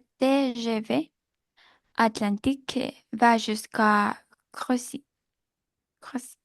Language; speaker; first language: French; non-native, learner; Spanish